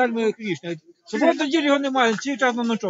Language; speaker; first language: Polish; non-native, learner; Ukrainian